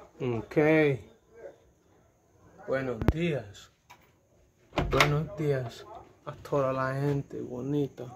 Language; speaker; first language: Spanish; non-native, learner; English